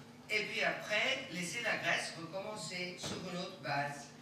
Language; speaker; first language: French; non-native, fluent; Greek